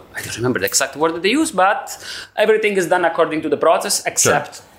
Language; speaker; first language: English; non-native, learner; Italian